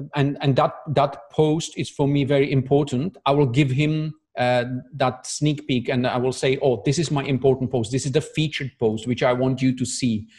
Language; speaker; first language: English; non-native, fluent; Czech